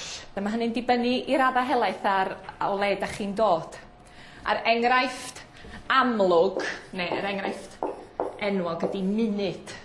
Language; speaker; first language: Welsh; native; Welsh